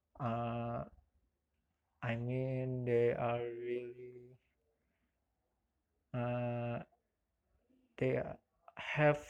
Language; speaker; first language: English; non-native, learner; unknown